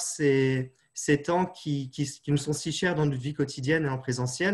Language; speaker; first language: French; native; French